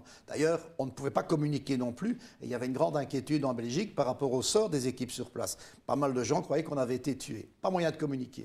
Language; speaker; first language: French; native; French